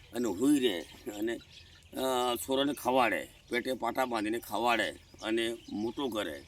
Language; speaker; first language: Gujarati; non-native, local second language; Bhili